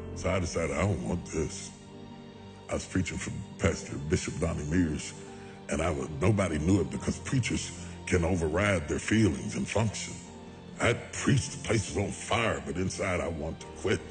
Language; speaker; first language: English; native; English